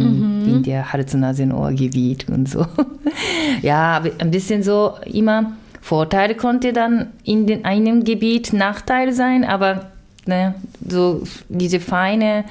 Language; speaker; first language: German; non-native, learner; Japanese